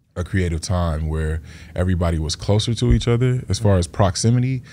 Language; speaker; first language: English; native; English